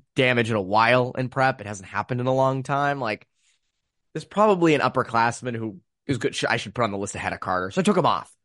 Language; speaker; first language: English; native; English